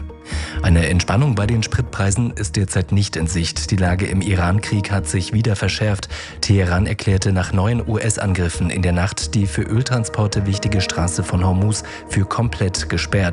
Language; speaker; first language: German; native; German